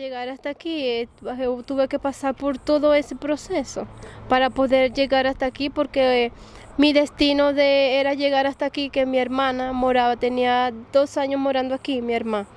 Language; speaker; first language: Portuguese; non-native, learner; Spanish